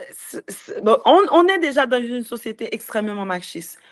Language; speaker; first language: French; native; French